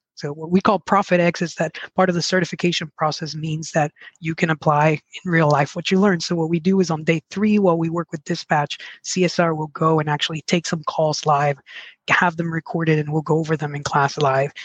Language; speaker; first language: English; early bilingual, other home language; Spanish